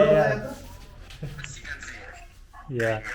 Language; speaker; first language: English; non-native, learner; Polish